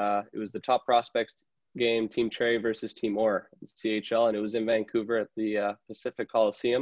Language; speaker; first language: English; native; English